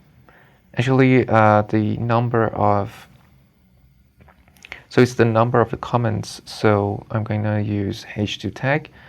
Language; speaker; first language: English; non-native, fluent; Persian